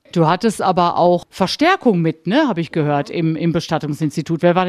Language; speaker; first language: German; native; German